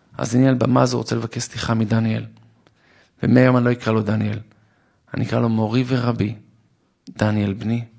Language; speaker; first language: Hebrew; non-native, fluent; Arabic